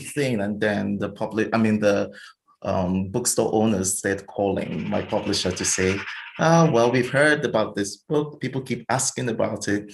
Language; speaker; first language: English; non-native, local second language; Igbo